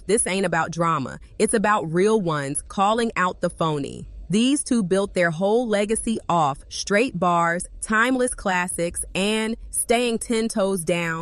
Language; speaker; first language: English; native; English